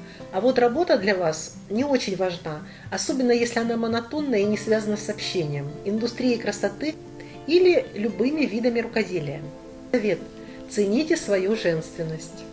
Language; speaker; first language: Russian; native; Russian